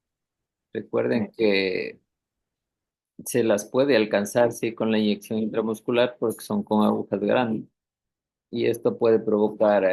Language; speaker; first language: Spanish; native; Spanish